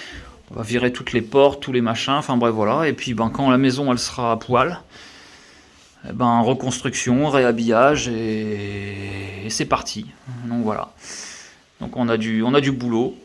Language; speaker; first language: French; native; French